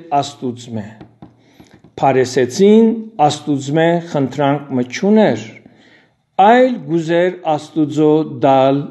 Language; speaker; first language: Armenian; native; Armenian